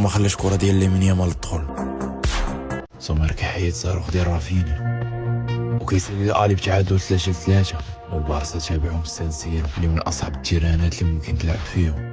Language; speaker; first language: Arabic; native; Arabic